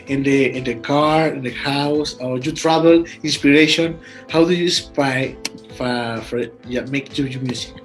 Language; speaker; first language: English; non-native, learner; Spanish